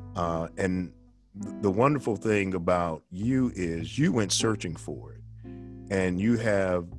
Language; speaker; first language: English; native; English